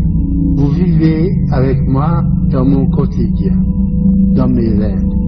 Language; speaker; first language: French; non-native, fluent; Hungarian